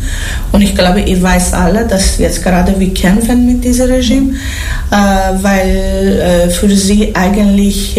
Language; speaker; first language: German; non-native, learner; Persian